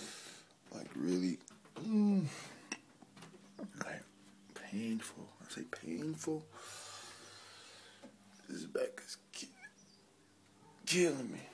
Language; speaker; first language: English; native; English